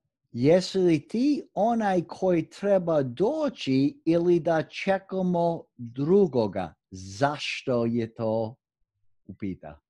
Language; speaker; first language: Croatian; non-native, fluent; English